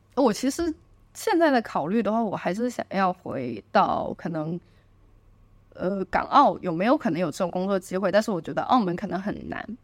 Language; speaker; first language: Chinese; native; Chinese